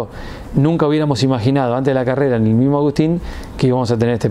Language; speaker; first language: Spanish; native; Spanish